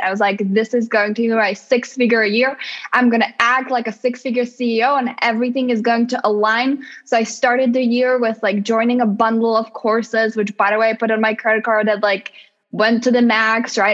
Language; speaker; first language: English; non-native, fluent; Czech